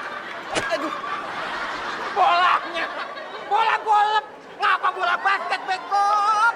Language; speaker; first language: Indonesian; native; Indonesian